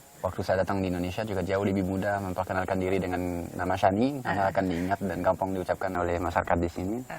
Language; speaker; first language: Indonesian; non-native, fluent; French